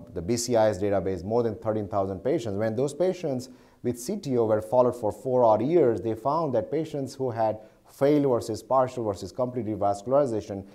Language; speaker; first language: English; non-native, local second language; Gujarati